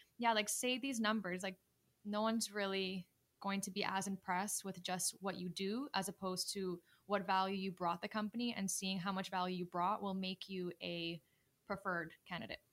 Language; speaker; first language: English; native; English